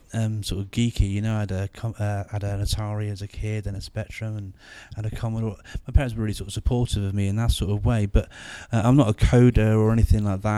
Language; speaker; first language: English; native; English